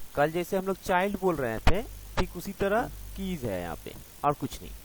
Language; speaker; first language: Hindi; non-native, local second language; Bangla